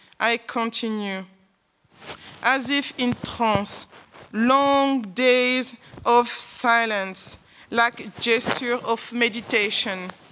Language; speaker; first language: English; non-native, learner; French